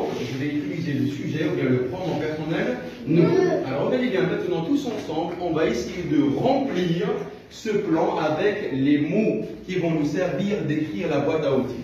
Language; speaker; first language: French; non-native, local second language; Arabic